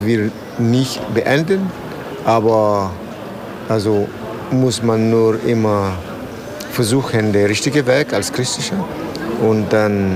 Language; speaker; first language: German; non-native, learner; Spanish